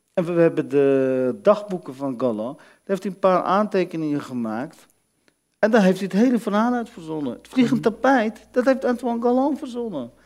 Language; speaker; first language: Dutch; early bilingual, other home language; Arabic